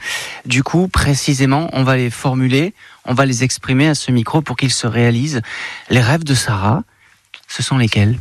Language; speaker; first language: French; native; French